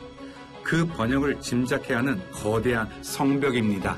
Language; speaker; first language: Korean; native; Korean